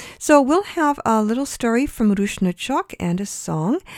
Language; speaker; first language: English; early bilingual, other home language; Ukrainian